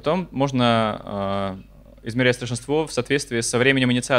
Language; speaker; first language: Russian; native; Russian